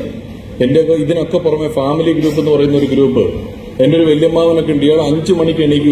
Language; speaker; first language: Malayalam; native; Malayalam